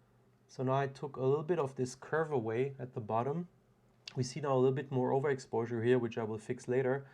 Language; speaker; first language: English; non-native, fluent; German